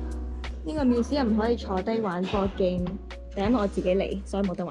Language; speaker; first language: Cantonese; native; Cantonese